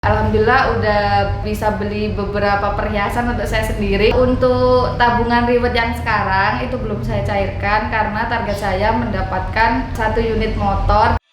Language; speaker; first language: Indonesian; native; Indonesian